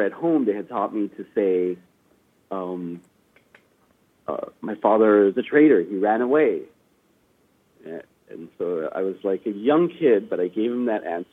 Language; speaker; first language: English; native; English